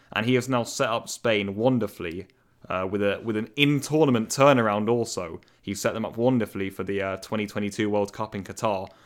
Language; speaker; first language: English; native; English